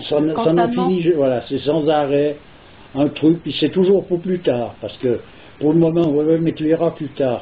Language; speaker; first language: French; native; French